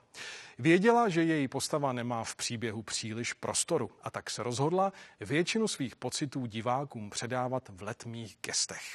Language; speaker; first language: Czech; native; Czech